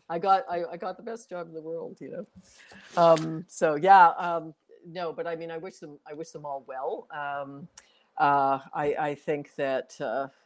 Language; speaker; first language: English; native; English